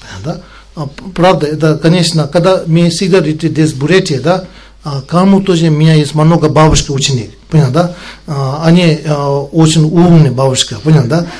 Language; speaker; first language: Russian; non-native, learner; Tibetan